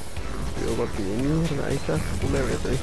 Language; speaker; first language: Spanish; native; Spanish